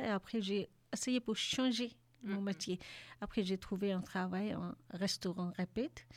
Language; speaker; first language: French; non-native, learner; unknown